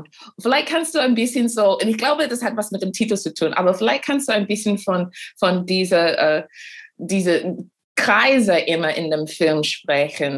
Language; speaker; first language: German; non-native, fluent; English